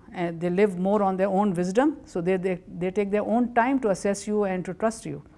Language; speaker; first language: English; non-native, local second language; Urdu